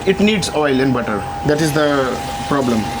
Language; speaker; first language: English; non-native, local second language; Hindi